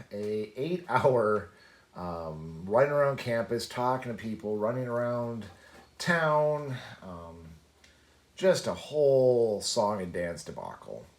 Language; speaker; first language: English; native; English